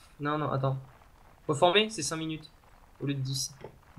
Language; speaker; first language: French; native; French